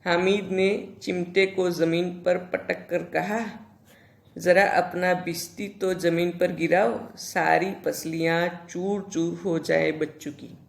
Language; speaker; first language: Hindi; non-native, local second language; Gujarati